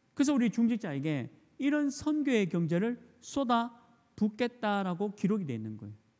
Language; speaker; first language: Korean; native; Korean